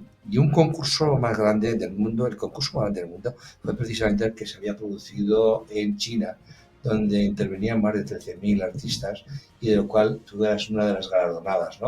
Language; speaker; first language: Spanish; native; Spanish